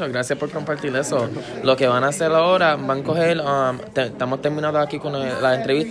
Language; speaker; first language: Spanish; early bilingual, heritage; Spanish